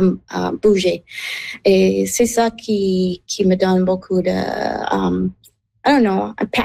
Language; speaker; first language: French; non-native, local second language; English